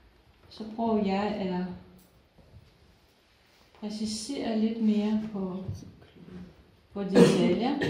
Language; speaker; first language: Danish; non-native, fluent; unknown